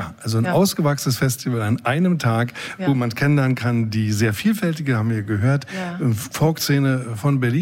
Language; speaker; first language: German; native; German